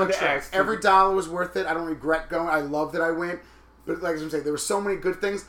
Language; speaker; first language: English; native; English